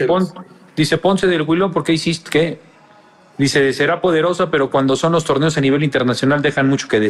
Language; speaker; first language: Spanish; native; Spanish